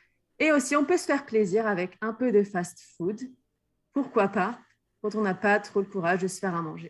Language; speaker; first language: French; native; French